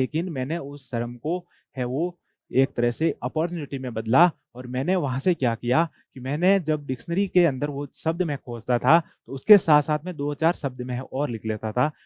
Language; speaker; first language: Hindi; non-native, local second language; Marwari